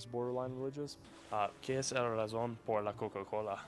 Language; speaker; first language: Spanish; non-native, learner; English